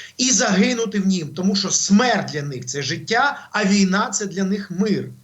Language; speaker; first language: Ukrainian; native; Ukrainian